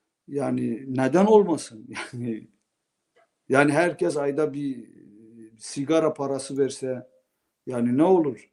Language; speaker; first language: Turkish; non-native, local second language; Zaza